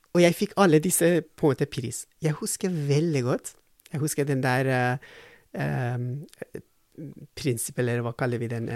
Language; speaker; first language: Norwegian; non-native, fluent; Persian